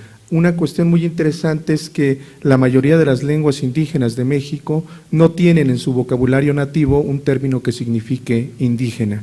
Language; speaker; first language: Spanish; native; Spanish